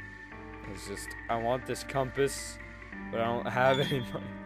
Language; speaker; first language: English; native; English